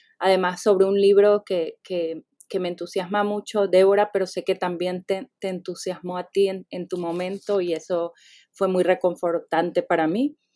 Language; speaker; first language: Spanish; native; Spanish